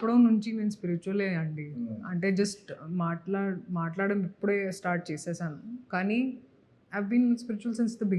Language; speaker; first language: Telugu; non-native, local second language; Hindi